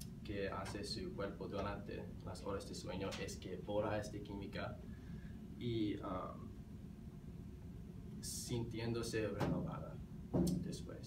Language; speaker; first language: Spanish; non-native, learner; English